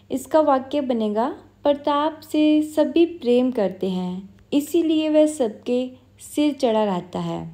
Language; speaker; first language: Hindi; non-native, local second language; Punjabi